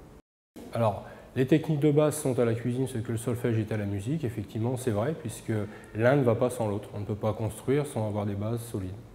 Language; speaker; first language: French; native; French